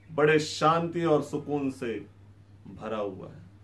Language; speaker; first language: Hindi; native; Hindi